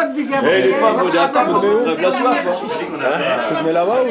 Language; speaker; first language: French; native; French